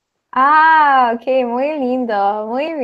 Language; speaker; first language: Spanish; non-native, fluent; English